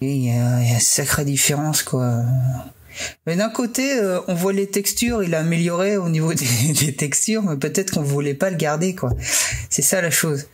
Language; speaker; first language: French; native; French